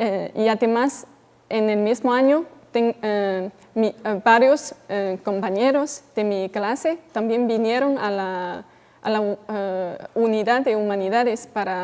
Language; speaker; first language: Spanish; non-native, fluent; Chinese